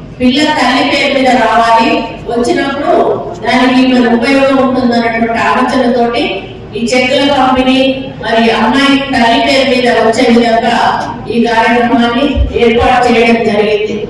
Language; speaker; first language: Telugu; native; Telugu